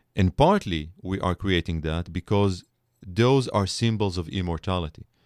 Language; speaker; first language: English; non-native, fluent; Hebrew